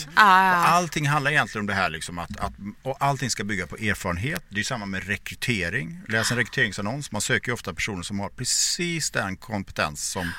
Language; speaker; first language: Swedish; native; Swedish